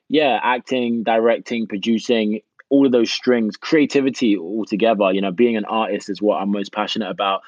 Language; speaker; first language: English; native; English